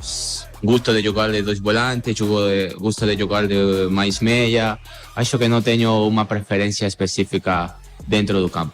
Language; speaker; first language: Portuguese; non-native, learner; Spanish